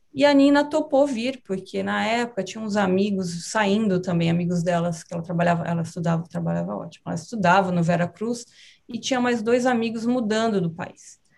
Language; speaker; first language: Portuguese; native; Portuguese